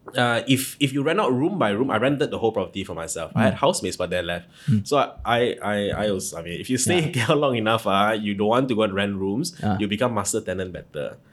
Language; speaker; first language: English; non-native, local second language; Cantonese